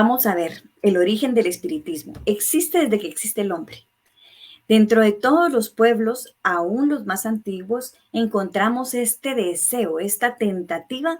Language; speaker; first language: Spanish; native; Spanish